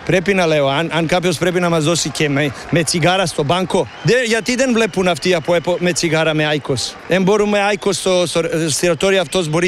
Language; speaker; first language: Greek; non-native, learner; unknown